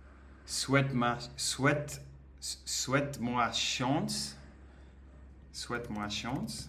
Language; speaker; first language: French; non-native, learner; Spanish